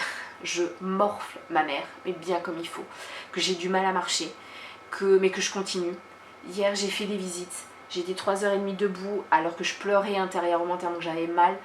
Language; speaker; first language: French; native; French